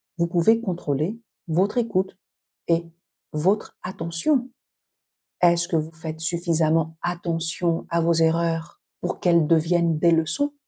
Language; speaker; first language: French; native; French